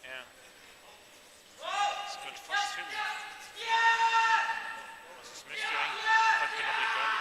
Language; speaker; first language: German; native; German